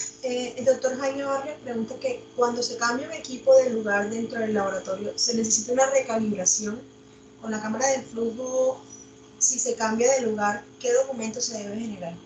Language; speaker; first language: Spanish; native; Spanish